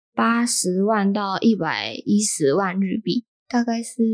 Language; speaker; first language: Chinese; non-native, fluent; Japanese